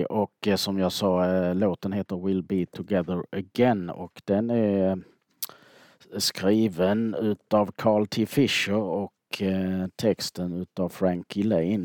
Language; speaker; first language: Swedish; native; Swedish